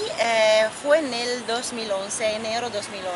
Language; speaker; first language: Spanish; non-native, fluent; Italian